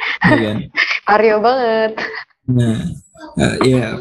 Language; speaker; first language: Indonesian; native; Indonesian